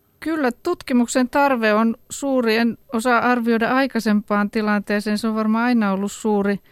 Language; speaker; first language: Finnish; native; Finnish